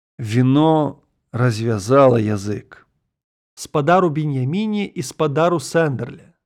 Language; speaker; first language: Belarusian; native; Belarusian